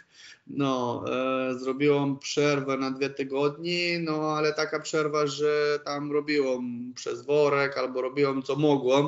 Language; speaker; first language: Polish; non-native, fluent; Romanian